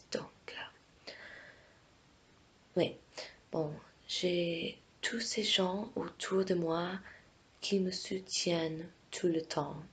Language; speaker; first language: French; non-native, fluent; English